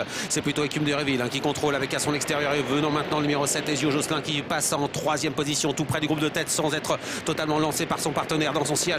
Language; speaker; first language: French; native; French